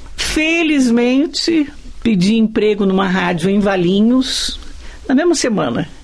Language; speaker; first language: Portuguese; native; Portuguese